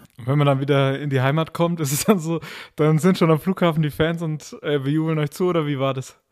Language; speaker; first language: German; native; German